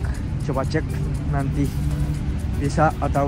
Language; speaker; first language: Indonesian; non-native, fluent; Japanese